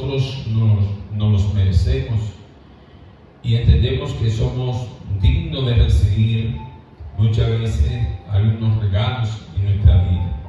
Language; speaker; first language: Spanish; native; Spanish